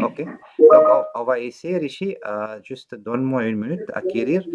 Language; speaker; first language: French; non-native, fluent; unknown